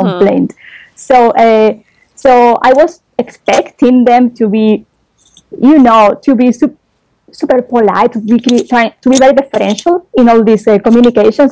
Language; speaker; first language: English; non-native, fluent; Spanish